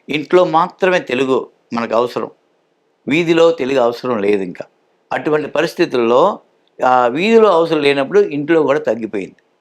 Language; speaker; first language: Telugu; early bilingual, heritage; Telugu